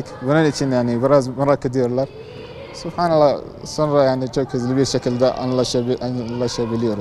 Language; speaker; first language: Turkish; non-native, learner; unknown